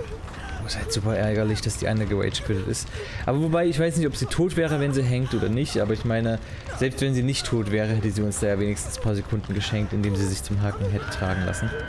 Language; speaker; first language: German; native; German